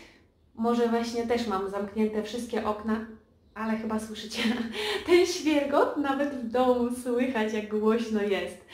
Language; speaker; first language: Polish; early bilingual, heritage; Polish